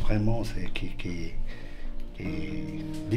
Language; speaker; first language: French; non-native, local second language; Arabic